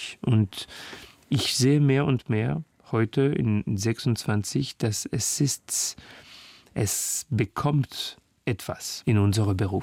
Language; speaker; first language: German; non-native, fluent; French